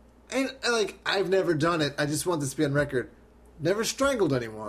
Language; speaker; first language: English; native; English